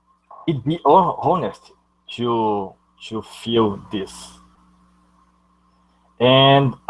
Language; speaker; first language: English; non-native, learner; Portuguese